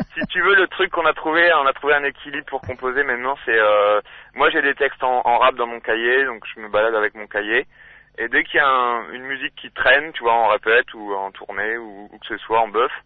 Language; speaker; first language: French; native; French